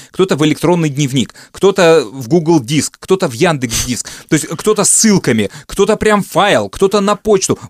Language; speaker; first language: Russian; native; Russian